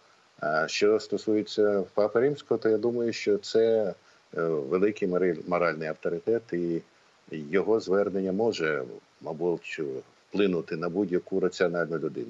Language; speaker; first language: Ukrainian; native; Ukrainian